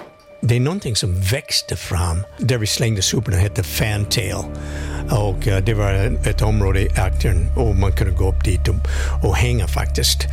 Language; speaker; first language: Swedish; non-native, fluent; English